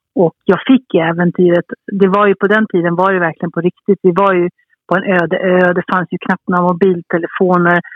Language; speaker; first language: Swedish; early bilingual, heritage; Swedish